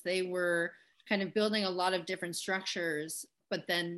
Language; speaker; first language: English; native; English